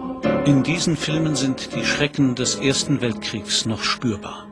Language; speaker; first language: German; native; German